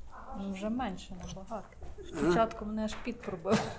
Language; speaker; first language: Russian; non-native, local second language; Ukrainian